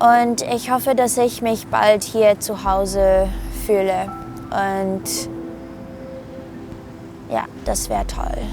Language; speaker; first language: German; non-native, fluent; English